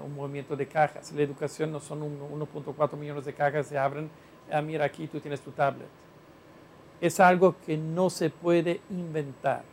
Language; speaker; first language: Spanish; non-native, fluent; Italian